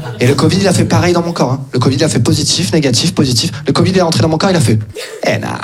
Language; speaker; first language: French; native; French